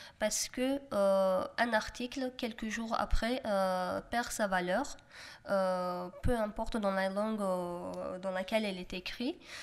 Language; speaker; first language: French; non-native, fluent; Kurdish